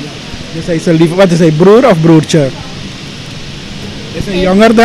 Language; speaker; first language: Dutch; native; Dutch